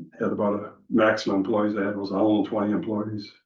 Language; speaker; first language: English; non-native, fluent; Dutch